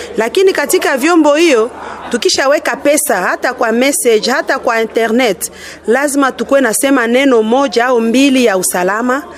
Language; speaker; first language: Swahili; non-native, local second language; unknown